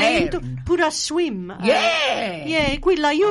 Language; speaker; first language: Italian; early bilingual, heritage; Italian